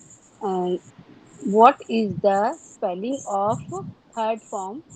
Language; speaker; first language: English; non-native, learner; Hindi